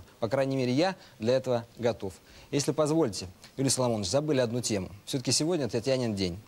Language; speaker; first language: Russian; native; Russian